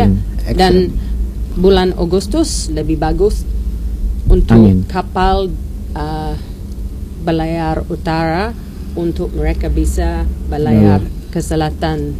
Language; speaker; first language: Indonesian; non-native, learner; English